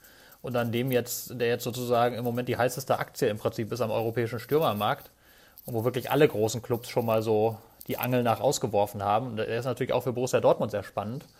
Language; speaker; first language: German; native; German